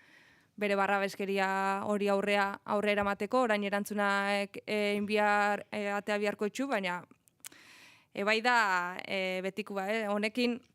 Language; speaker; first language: Basque; native; Basque